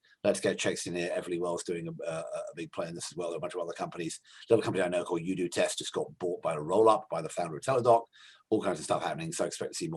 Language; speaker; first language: English; native; English